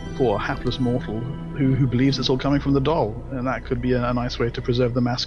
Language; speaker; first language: English; native; English